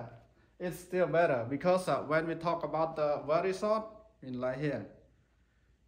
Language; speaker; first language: English; non-native, learner; Khmer